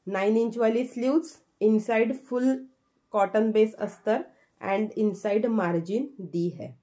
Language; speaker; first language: Hindi; non-native, local second language; Marathi